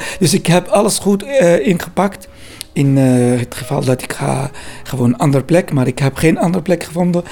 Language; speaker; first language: Dutch; non-native, learner; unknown